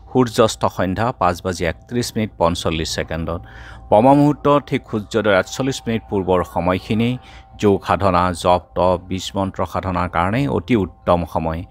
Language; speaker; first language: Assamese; native; Assamese